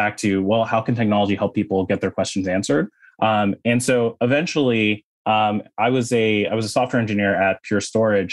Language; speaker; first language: English; native; English